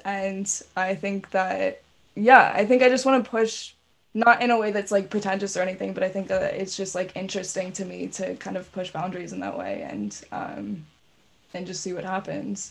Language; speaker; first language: English; native; English